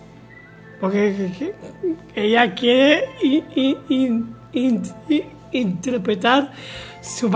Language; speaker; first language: Spanish; native; Spanish